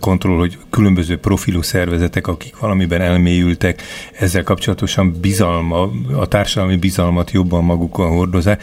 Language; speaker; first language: Hungarian; native; Hungarian